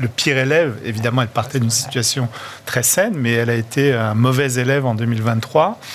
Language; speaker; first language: French; non-native, fluent; Portuguese